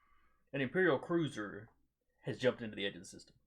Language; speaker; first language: English; native; English